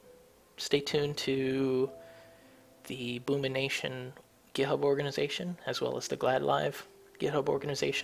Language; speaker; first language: English; native; English